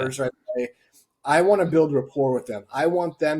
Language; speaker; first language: English; native; English